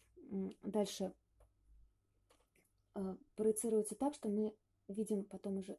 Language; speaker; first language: Russian; native; Russian